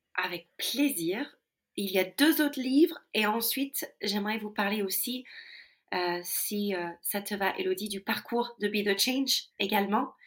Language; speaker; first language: French; non-native, fluent; English